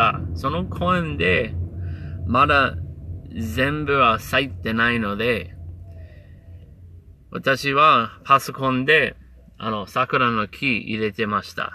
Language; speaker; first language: Japanese; non-native, learner; English